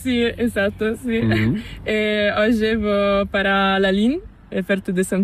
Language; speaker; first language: Spanish; non-native, learner; Portuguese